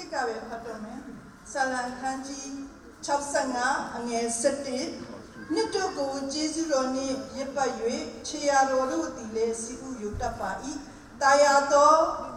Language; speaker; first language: Burmese; non-native, local second language; Hakha Chin